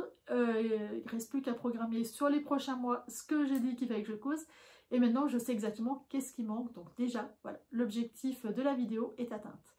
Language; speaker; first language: French; native; French